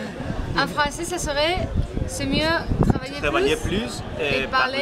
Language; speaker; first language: French; non-native, fluent; Spanish